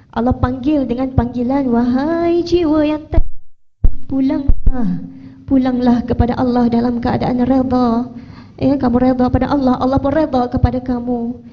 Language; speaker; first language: Malay; native; Malay